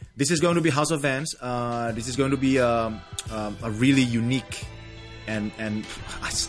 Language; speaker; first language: English; early bilingual, other home language; Indonesian